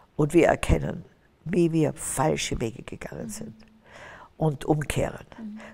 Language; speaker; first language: German; native; German